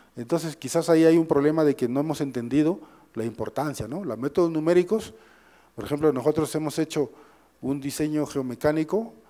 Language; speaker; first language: Spanish; native; Spanish